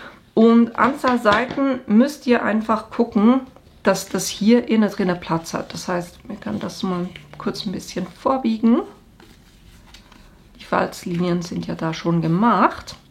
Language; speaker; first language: German; native; German